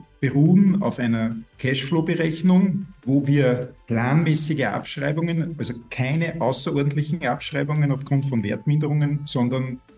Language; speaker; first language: German; native; German